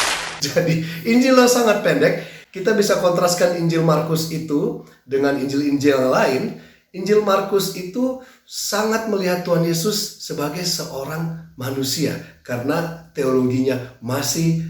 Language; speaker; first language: Indonesian; native; Indonesian